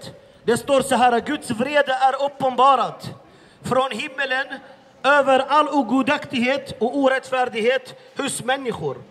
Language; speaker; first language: Swedish; non-native, fluent; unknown